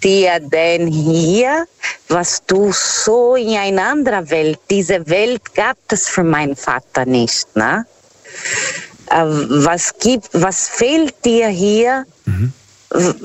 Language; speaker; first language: German; non-native, fluent; Portuguese